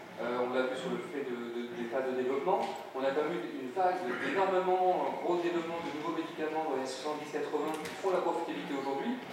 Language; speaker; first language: French; native; French